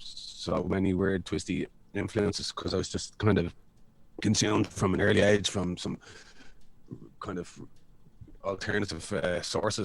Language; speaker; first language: English; native; English